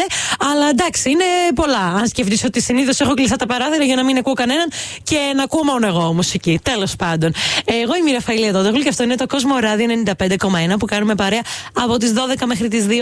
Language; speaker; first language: Greek; native; Greek